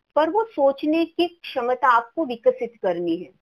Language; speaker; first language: Hindi; non-native, local second language; Marathi